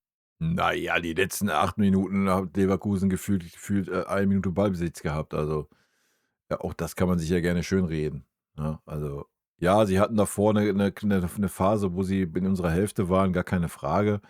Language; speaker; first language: German; native; German